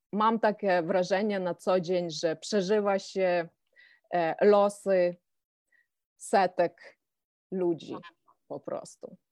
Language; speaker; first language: Polish; non-native, fluent; Ukrainian